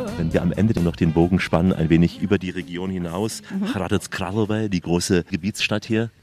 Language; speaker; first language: German; native; German